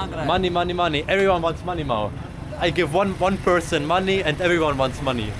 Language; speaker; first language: English; non-native, learner; German